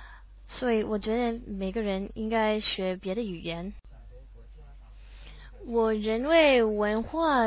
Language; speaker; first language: Chinese; non-native, learner; English